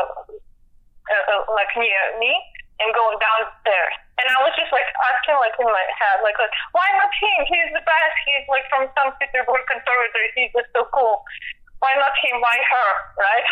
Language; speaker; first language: English; non-native, fluent; Russian